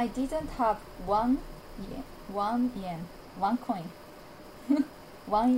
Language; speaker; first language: English; non-native, learner; Japanese